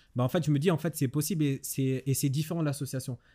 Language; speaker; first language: French; native; French